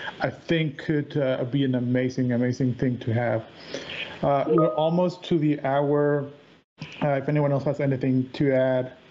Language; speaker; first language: English; native; English